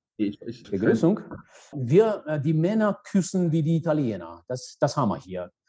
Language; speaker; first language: German; non-native, fluent; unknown